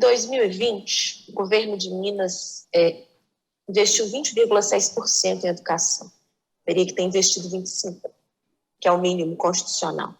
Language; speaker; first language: Portuguese; native; Portuguese